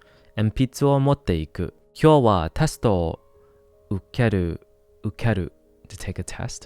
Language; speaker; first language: Japanese; non-native, learner; English